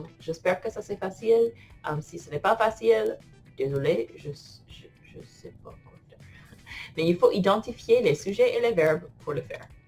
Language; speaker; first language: French; non-native, fluent; English